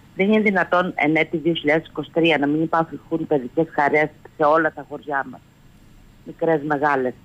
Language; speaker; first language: Greek; native; Greek